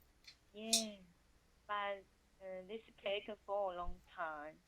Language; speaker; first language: English; non-native, learner; Chinese